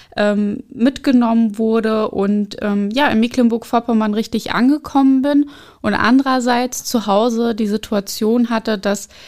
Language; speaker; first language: German; early bilingual, other home language; Arabic